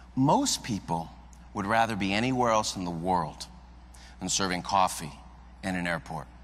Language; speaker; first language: English; native; English